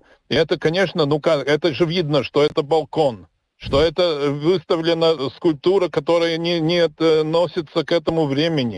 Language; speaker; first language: Russian; non-native, local second language; Latvian